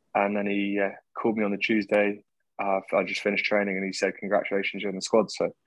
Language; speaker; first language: English; native; English